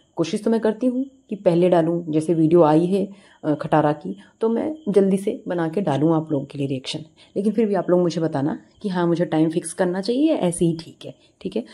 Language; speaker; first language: Hindi; native; Hindi